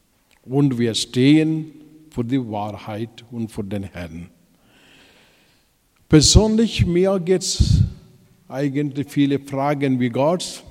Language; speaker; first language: German; non-native, fluent; Telugu